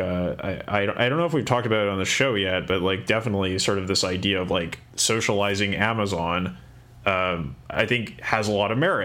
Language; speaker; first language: English; native; English